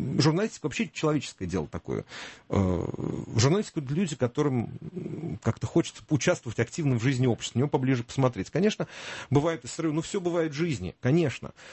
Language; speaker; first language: Russian; native; Russian